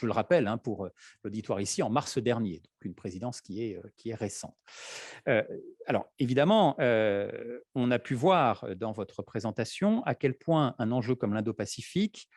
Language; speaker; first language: French; native; French